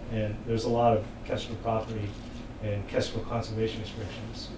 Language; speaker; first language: English; native; English